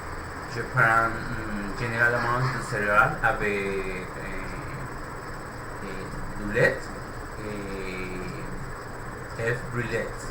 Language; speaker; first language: French; non-native, learner; Spanish